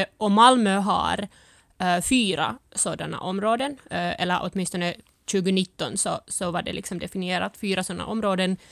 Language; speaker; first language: Swedish; early bilingual, other home language; Finnish